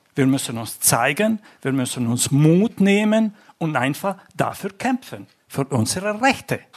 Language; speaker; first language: German; non-native, fluent; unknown